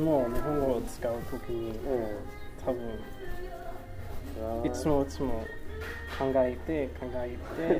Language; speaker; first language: Japanese; non-native, learner; English